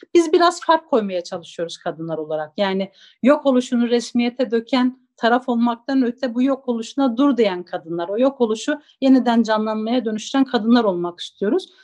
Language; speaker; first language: Turkish; non-native, local second language; Zaza